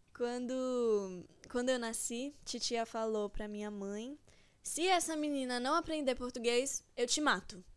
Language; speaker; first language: Portuguese; early bilingual, heritage; Portuguese